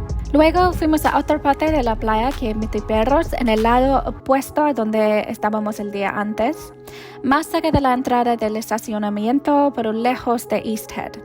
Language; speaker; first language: Spanish; non-native, learner; English